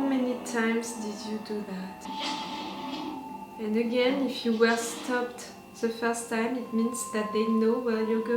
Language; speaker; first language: English; non-native, fluent; French